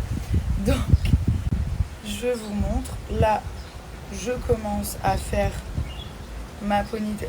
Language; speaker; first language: French; native; French